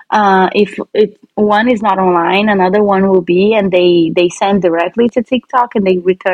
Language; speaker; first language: English; non-native, fluent; Portuguese